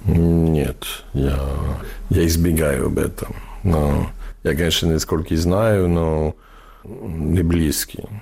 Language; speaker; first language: Russian; non-native, fluent; English